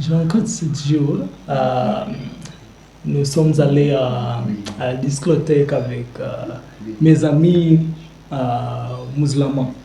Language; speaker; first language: French; non-native, learner; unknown